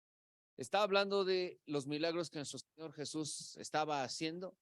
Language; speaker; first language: Spanish; native; Spanish